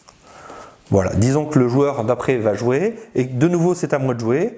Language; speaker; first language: French; native; French